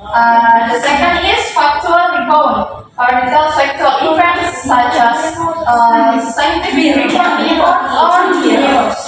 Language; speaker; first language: English; non-native, learner; Indonesian